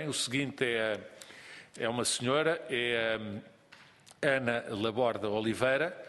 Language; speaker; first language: Portuguese; native; Portuguese